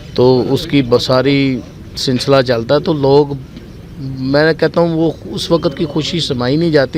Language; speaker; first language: Urdu; non-native, local second language; Punjabi